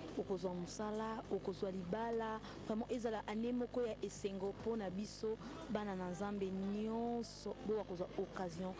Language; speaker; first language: Lingala; native; Lingala